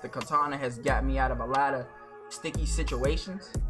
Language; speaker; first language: English; native; English